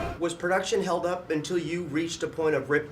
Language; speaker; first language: English; native; English